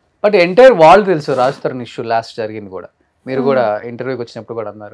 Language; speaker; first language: Telugu; native; Telugu